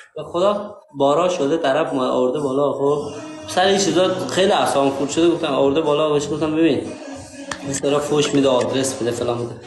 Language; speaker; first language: Persian; native; Persian